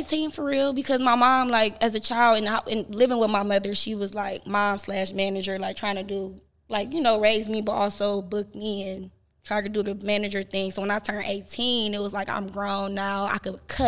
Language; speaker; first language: English; native; English